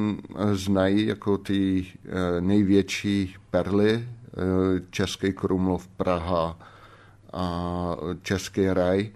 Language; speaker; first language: Czech; non-native, fluent; Dutch